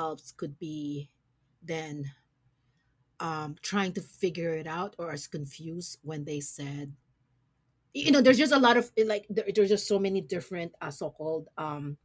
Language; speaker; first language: English; non-native, local second language; Filipino